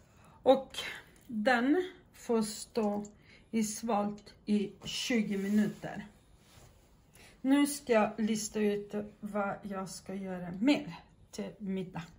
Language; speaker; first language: Swedish; non-native, fluent; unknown